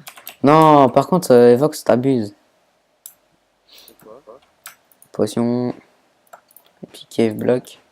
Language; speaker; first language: French; native; French